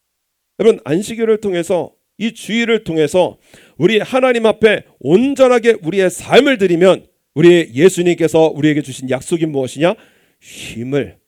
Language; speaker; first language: Korean; native; Korean